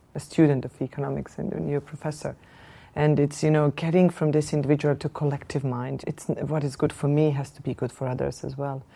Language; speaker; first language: English; non-native, fluent; Slovenian